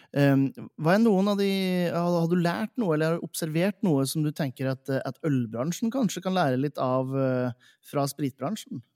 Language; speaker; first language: Norwegian; native; Norwegian